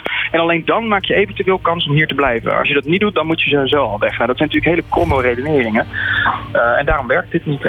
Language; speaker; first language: Dutch; native; Dutch